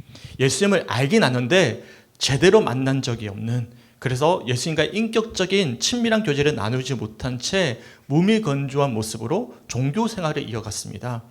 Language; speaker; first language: Korean; native; Korean